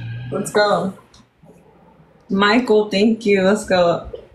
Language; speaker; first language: English; early bilingual, other home language; Spanish